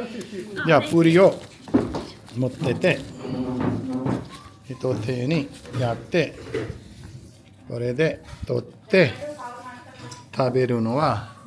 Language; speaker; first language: Japanese; non-native, fluent; Urdu